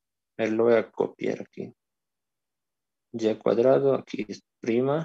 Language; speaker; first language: Spanish; native; Spanish